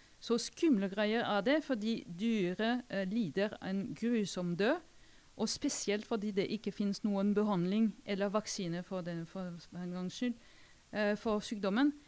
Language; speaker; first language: Norwegian; non-native, fluent; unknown